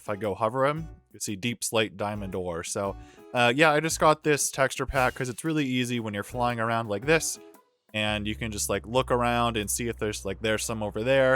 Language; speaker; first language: English; native; English